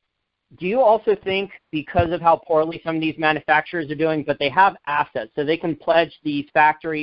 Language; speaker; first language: English; native; English